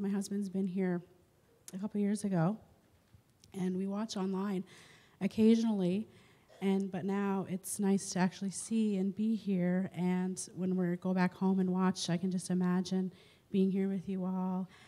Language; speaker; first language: English; native; English